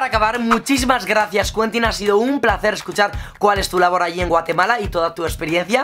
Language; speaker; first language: Spanish; native; Spanish